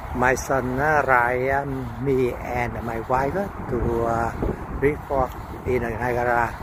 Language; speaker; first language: English; non-native, learner; Vietnamese